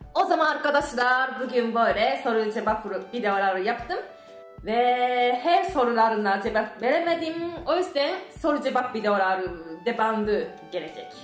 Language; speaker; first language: Turkish; non-native, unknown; Japanese